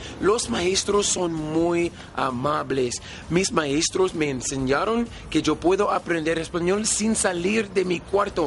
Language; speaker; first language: Spanish; non-native, learner; English